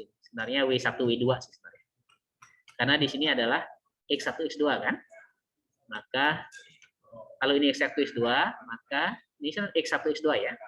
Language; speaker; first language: Indonesian; native; Indonesian